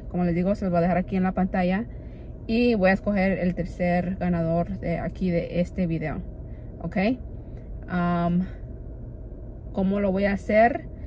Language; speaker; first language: Spanish; early bilingual, heritage; Spanish